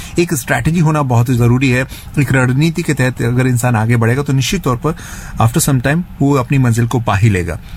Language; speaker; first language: Hindi; native; Hindi